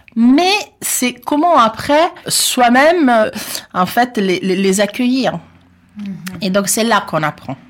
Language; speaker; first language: French; non-native, fluent; Italian